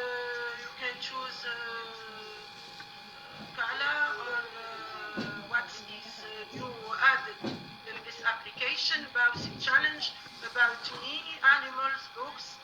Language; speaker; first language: English; non-native, learner; Arabic